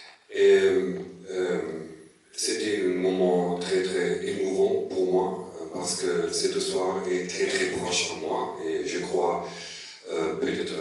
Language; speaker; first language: French; non-native, learner; German